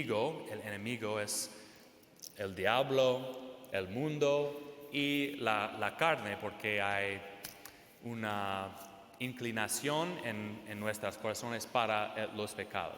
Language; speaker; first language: Spanish; non-native, fluent; English